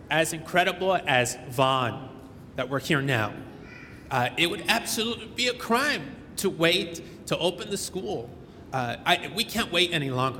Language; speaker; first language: English; early bilingual, other home language; Spanish